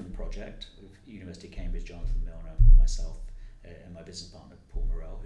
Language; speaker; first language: English; native; English